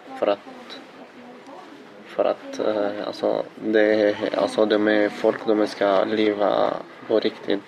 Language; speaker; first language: Swedish; non-native, learner; Arabic